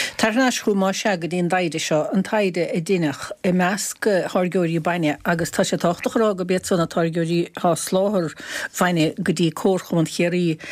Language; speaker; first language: Irish; native; Irish